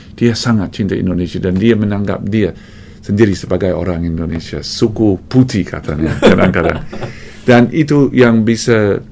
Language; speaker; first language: Malay; non-native, fluent; English